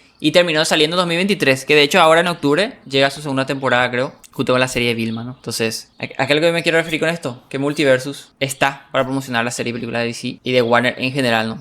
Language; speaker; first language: Spanish; native; Spanish